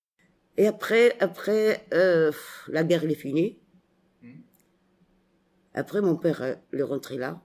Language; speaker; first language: French; non-native, local second language; Arabic